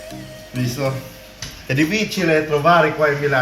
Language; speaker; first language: Italian; non-native, learner; Filipino